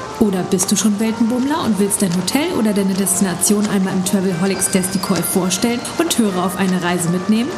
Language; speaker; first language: German; native; German